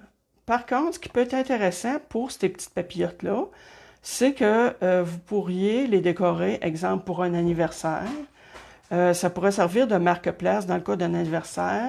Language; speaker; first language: French; native; French